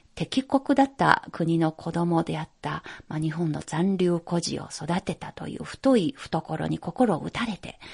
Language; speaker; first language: Japanese; non-native, fluent; Chinese